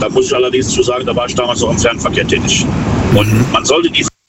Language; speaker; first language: German; native; German